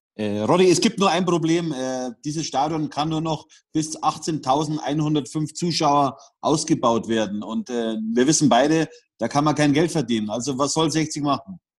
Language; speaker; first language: German; native; German